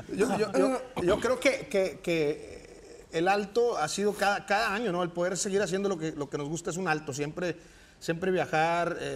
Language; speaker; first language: Spanish; native; Spanish